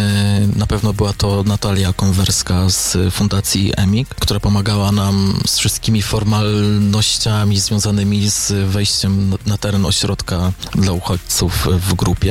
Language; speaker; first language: Polish; native; Polish